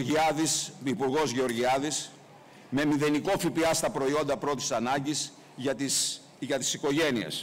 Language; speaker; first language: Greek; native; Greek